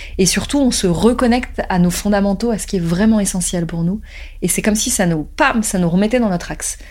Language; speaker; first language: French; native; French